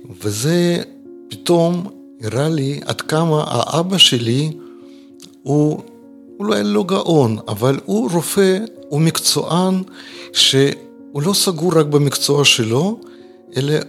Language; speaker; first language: Hebrew; non-native, fluent; Russian